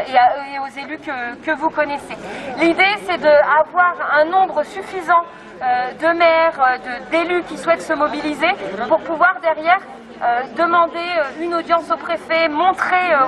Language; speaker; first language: French; native; French